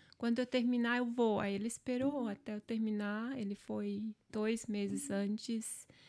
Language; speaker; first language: Portuguese; non-native, local second language; German